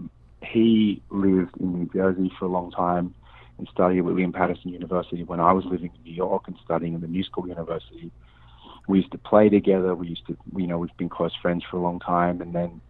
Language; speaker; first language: English; native; English